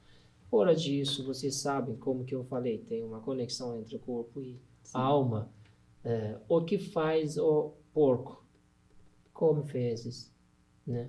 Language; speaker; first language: Portuguese; non-native, learner; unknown